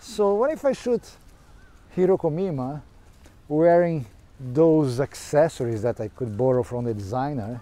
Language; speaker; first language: English; non-native, fluent; Portuguese